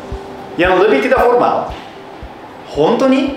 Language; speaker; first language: Indonesian; non-native, fluent; Japanese